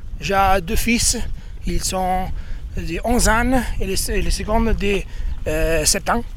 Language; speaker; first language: French; non-native, learner; Italian